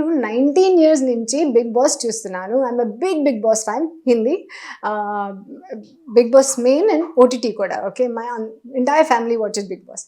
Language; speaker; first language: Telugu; non-native, local second language; Hindi